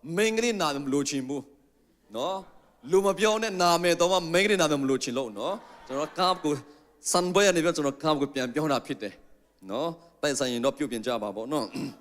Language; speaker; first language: Burmese; non-native, local second language; Tedim Chin